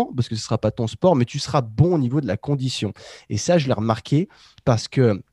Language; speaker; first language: French; native; French